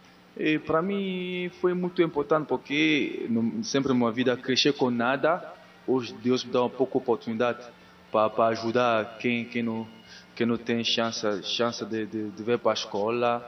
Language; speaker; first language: Portuguese; non-native, learner; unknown